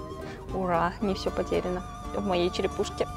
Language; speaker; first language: Russian; native; Russian